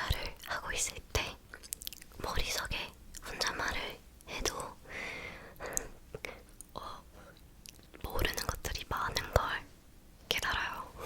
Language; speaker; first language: Korean; non-native, fluent; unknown